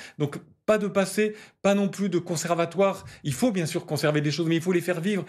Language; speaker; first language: French; native; French